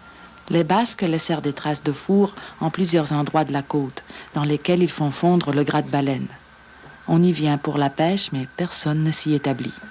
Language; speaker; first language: French; native; French